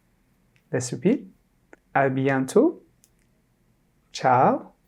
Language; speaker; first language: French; non-native, fluent; Turkish